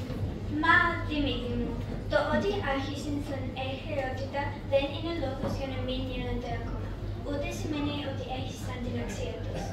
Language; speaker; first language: Greek; early bilingual, heritage; Greek